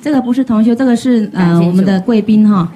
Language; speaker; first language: Chinese; native; Chinese